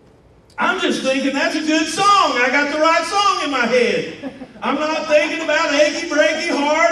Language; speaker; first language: English; native; English